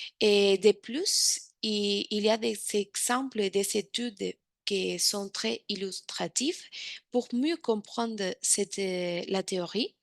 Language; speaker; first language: French; non-native, fluent; Spanish